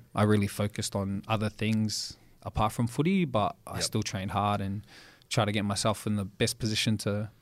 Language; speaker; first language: English; native; English